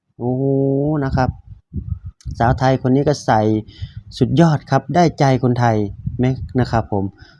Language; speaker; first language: Thai; native; Thai